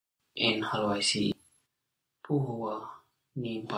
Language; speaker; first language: Finnish; non-native, learner; English